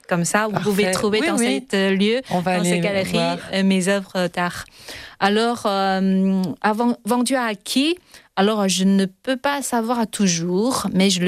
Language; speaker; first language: French; non-native, learner; Chinese